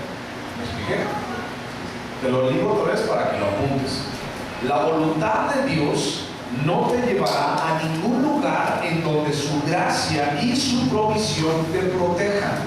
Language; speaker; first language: Spanish; native; Spanish